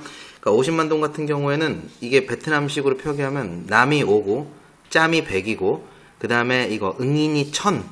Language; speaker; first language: Korean; native; Korean